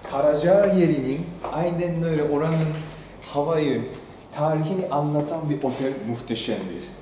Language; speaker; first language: Turkish; non-native, fluent; Japanese